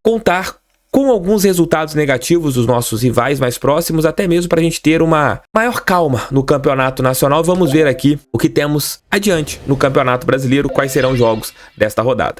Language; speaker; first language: Portuguese; native; Portuguese